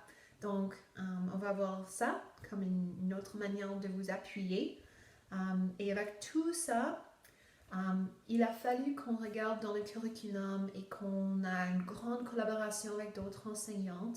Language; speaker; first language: French; non-native, local second language; English